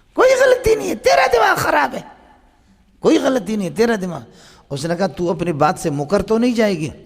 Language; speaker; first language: Urdu; non-native, local second language; Baluchi